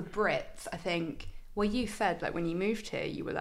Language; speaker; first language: English; native; English